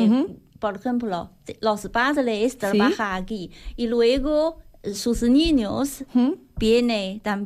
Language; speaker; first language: Spanish; non-native, learner; Chinese